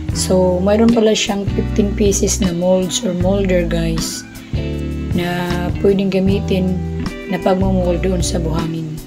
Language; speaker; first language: Filipino; non-native, local second language; Cebuano